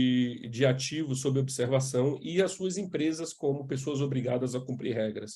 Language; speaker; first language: Portuguese; native; Portuguese